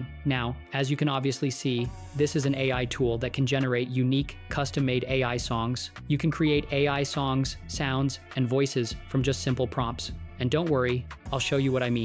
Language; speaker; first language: English; native; English